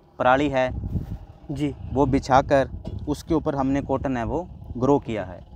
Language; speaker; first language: Hindi; non-native, local second language; Punjabi